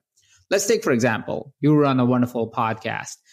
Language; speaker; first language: English; non-native, local second language; Hindi